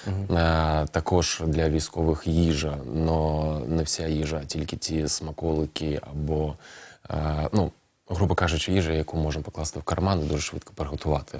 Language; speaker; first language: Ukrainian; non-native, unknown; Russian